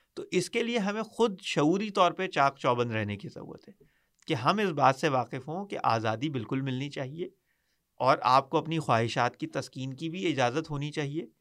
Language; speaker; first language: Urdu; native; Urdu